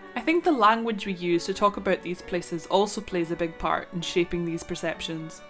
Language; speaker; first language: English; non-native, local second language; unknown